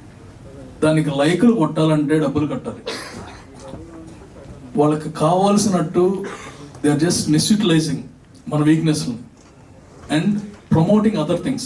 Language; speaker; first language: Telugu; native; Telugu